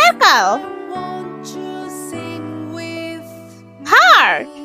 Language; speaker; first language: English; non-native, learner; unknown